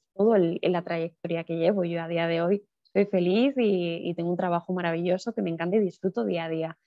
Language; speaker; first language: Spanish; native; Spanish